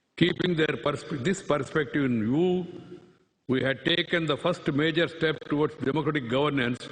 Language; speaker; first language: English; non-native, local second language; Hindi